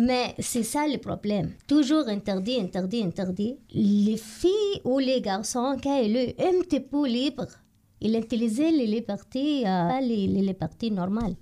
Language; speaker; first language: French; non-native, learner; Arabic